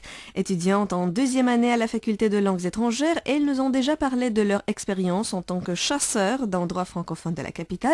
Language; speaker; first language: French; non-native, fluent; Romanian